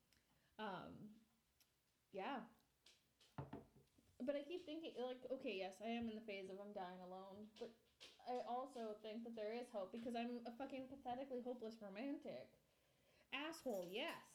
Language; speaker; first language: English; native; English